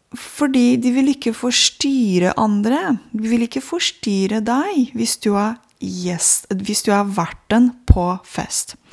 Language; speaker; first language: Norwegian; non-native, fluent; Romanian